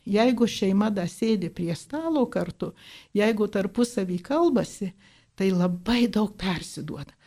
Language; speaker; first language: Lithuanian; early bilingual, heritage; Lithuanian